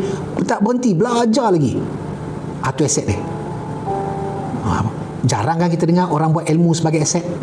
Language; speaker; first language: Malay; native; Malay